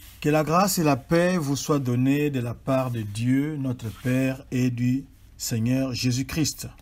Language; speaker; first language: French; non-native, local second language; Swahili